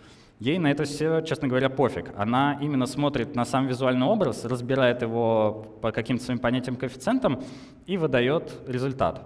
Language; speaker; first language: Russian; native; Russian